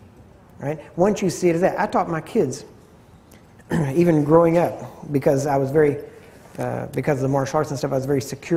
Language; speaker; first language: English; native; English